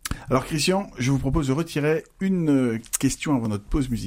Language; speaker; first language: French; native; French